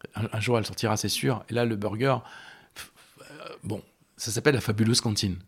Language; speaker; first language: French; native; French